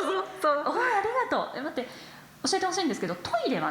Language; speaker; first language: Japanese; native; Japanese